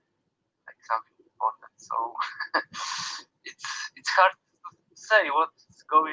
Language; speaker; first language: English; non-native, learner; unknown